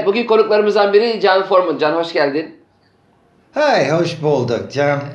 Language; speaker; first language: Turkish; non-native, fluent; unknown